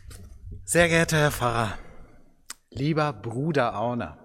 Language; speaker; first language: German; native; German